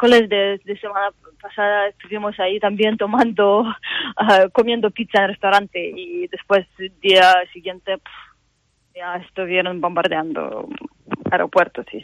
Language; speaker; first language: Spanish; non-native, fluent; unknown